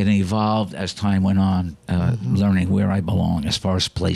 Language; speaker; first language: English; native; English